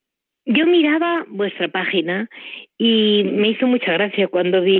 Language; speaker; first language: Spanish; native; Spanish